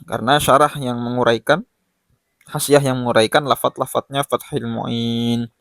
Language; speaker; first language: Indonesian; native; Indonesian